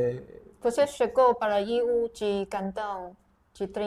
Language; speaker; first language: Portuguese; non-native, fluent; Chinese